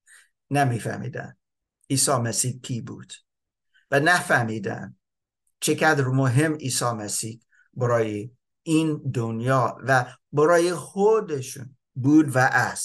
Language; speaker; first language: Persian; non-native, fluent; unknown